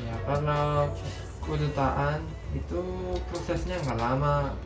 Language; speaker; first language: Indonesian; non-native, learner; Korean